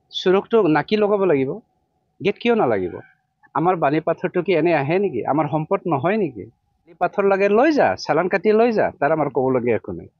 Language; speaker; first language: Assamese; non-native, local second language; Bodo